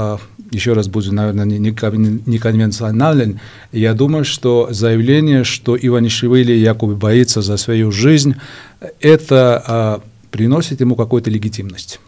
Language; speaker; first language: Russian; non-native, local second language; Georgian